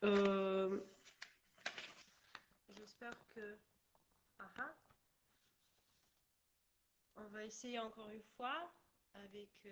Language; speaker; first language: French; non-native, learner; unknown